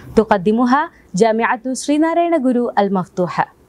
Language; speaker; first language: Arabic; non-native, fluent; Malayalam